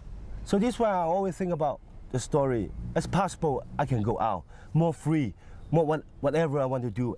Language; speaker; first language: English; non-native, fluent; Cantonese